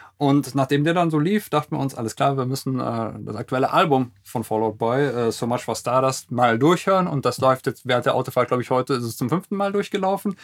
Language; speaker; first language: German; native; German